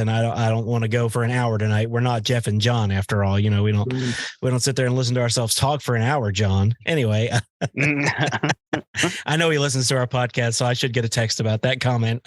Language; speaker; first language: English; native; English